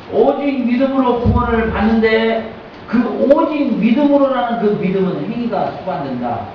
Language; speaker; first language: Korean; native; Korean